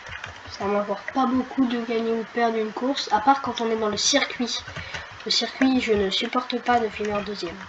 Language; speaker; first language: French; native; French